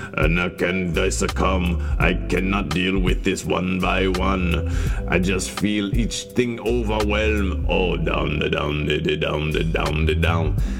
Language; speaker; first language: English; native; English